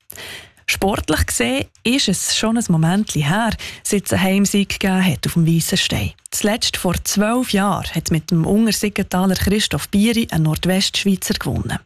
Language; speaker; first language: German; native; German